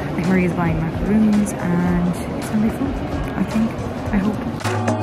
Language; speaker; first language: English; native; English